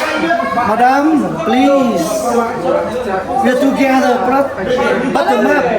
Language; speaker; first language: English; non-native, learner; Vietnamese